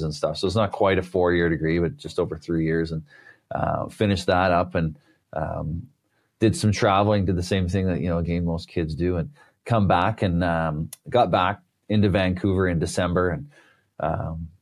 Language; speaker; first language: English; native; English